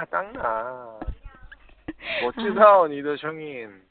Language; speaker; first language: Chinese; non-native, learner; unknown